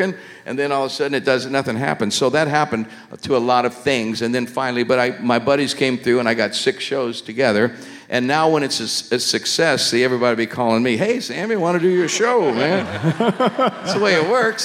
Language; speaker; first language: English; native; English